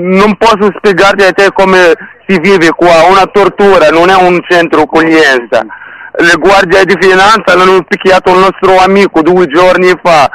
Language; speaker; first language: Italian; non-native, learner; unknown